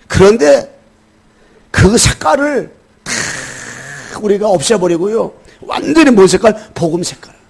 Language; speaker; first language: Korean; native; Korean